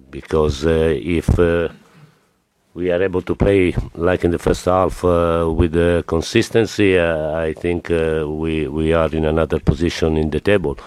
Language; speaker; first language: English; non-native, fluent; Italian